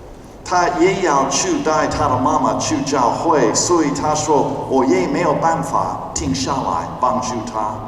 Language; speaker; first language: Chinese; non-native, fluent; English